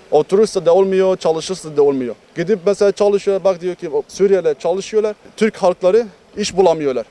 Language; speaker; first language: Turkish; non-native, fluent; Arabic